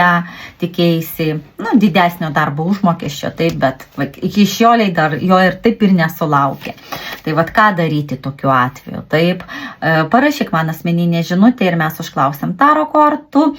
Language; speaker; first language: Lithuanian; native; Lithuanian